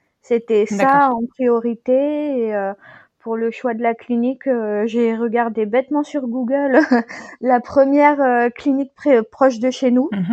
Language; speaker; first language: French; native; French